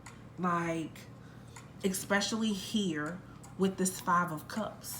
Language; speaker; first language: English; native; English